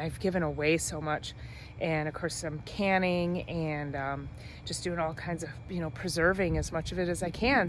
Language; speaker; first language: English; native; English